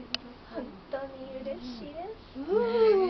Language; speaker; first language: Japanese; non-native, learner; English